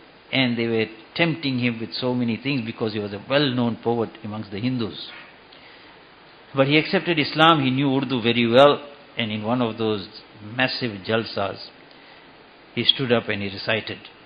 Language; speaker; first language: English; native; English